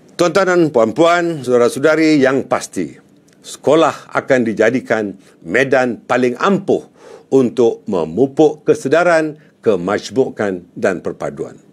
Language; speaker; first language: Malay; native; Malay